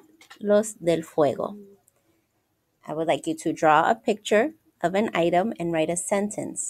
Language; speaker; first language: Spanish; non-native, fluent; English